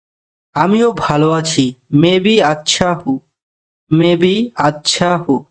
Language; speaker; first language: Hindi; non-native, learner; Bangla